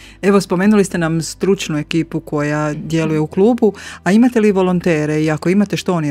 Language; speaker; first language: Croatian; native; Croatian